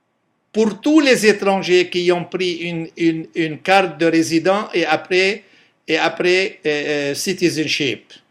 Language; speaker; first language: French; non-native, local second language; Arabic